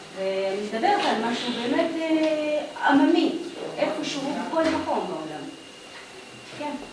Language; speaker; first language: Hebrew; non-native, local second language; Arabic